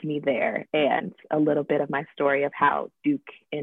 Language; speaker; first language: English; native; English